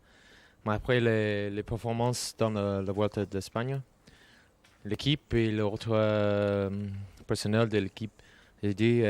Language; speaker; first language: French; non-native, learner; English